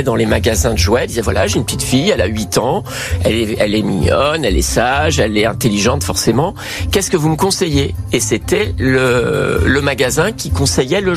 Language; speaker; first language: French; native; French